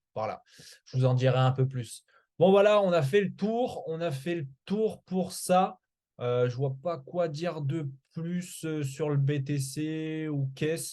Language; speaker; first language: French; native; French